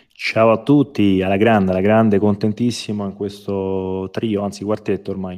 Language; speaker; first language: Italian; native; Italian